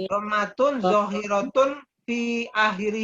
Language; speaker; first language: Arabic; non-native, learner; Indonesian